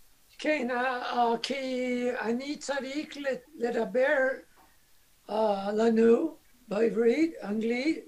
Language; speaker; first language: Hebrew; non-native, learner; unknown